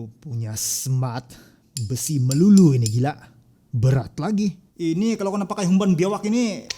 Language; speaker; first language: Malay; native; Malay